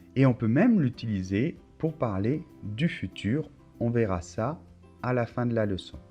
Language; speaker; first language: French; native; French